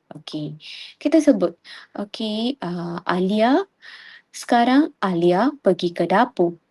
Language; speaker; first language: Malay; non-native, local second language; Tamil